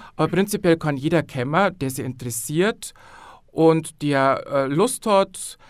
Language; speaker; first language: German; native; German